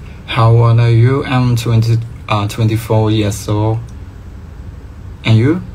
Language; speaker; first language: English; non-native, learner; Thai